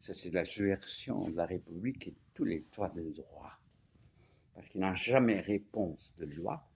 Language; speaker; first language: French; non-native, fluent; Portuguese